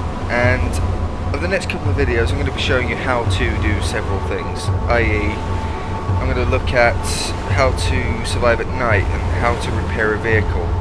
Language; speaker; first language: English; native; English